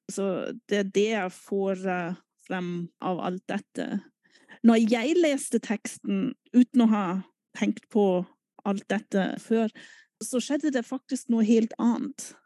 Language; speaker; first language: Norwegian; non-native, fluent; German